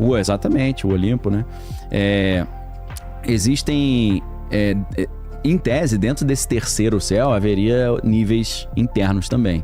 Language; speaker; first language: Portuguese; native; Portuguese